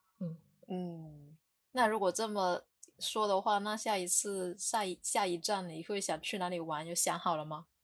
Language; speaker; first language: Chinese; non-native, local second language; Cantonese